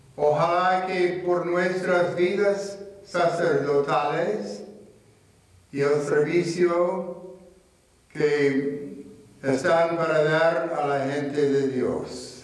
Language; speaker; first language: Spanish; non-native, fluent; English